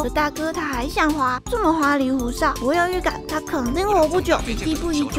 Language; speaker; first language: Chinese; native; Chinese